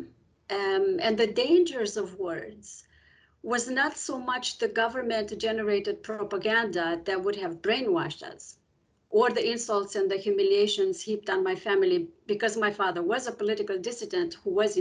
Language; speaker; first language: English; non-native, fluent; Romanian